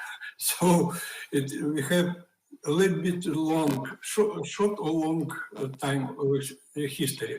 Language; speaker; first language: English; non-native, fluent; Ukrainian